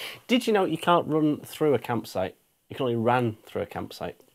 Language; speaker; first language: English; native; English